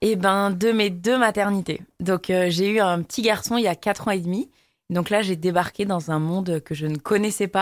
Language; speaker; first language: French; native; French